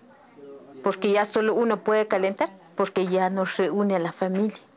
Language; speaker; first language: Spanish; non-native, local second language; Kʼicheʼ